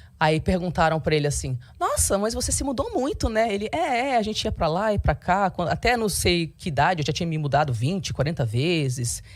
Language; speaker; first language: Portuguese; early bilingual, heritage; Portuguese